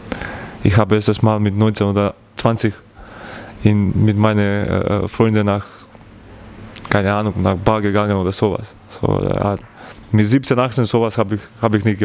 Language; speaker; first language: German; non-native, learner; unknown